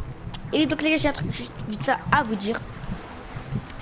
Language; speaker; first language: French; native; French